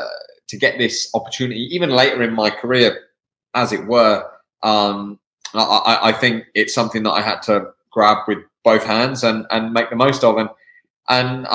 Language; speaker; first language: English; native; English